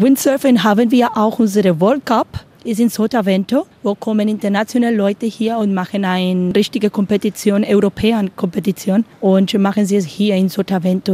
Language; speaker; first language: German; non-native, learner; Spanish